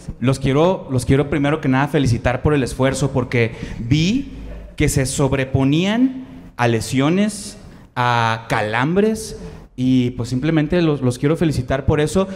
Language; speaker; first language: Spanish; native; Spanish